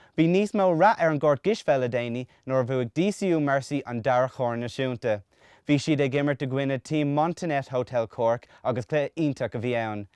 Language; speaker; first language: Irish; native; Irish